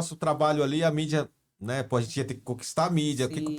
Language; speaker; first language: Portuguese; native; Portuguese